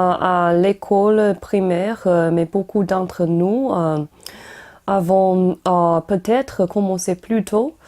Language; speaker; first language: French; non-native, learner; Chinese